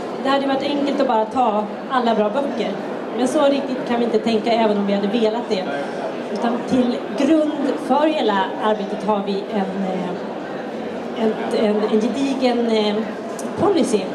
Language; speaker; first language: Swedish; native; Swedish